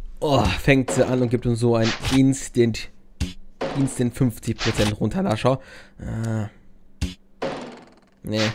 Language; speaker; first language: German; native; German